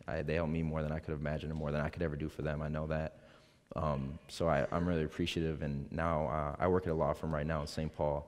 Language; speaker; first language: English; native; English